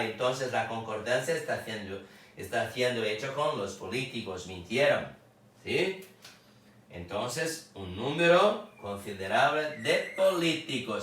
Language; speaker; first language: Spanish; non-native, fluent; Portuguese